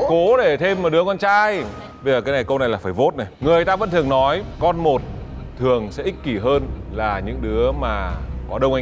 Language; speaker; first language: Vietnamese; native; Vietnamese